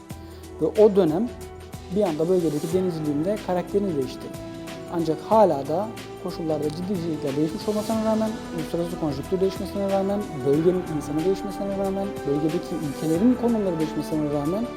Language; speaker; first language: Turkish; native; Turkish